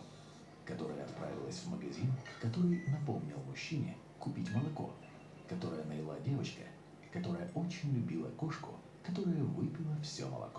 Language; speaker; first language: Russian; native; Russian